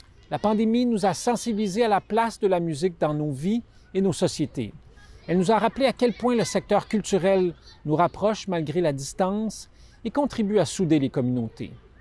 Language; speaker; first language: French; native; French